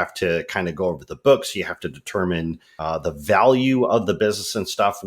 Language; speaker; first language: English; native; English